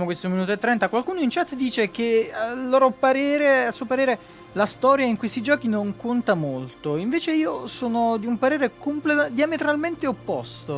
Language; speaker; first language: Italian; native; Italian